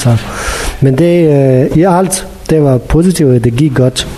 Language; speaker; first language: Danish; non-native, learner; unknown